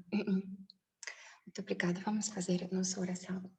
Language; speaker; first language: Portuguese; non-native, learner; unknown